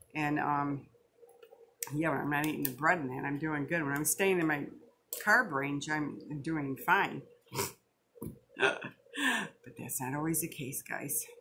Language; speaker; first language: English; native; English